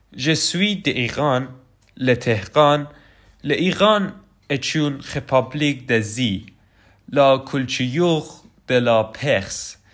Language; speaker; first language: French; non-native, learner; Persian